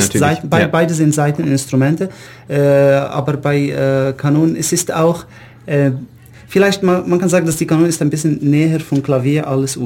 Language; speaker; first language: German; non-native, learner; Arabic